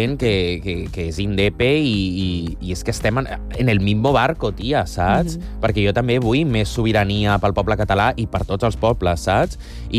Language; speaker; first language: Catalan; non-native, local second language; Spanish